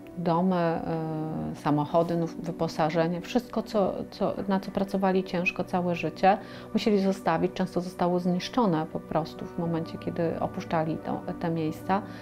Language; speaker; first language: Polish; native; Polish